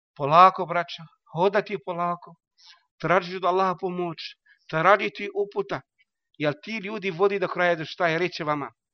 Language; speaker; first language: Bosnian; non-native, learner; Arabic